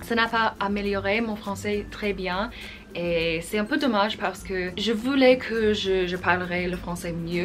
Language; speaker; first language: French; non-native, fluent; English